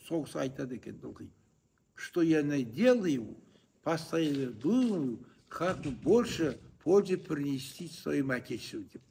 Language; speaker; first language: Russian; non-native, local second language; Kazakh